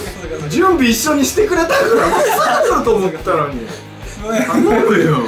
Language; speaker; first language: Japanese; native; Japanese